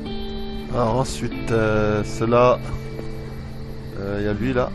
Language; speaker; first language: French; native; French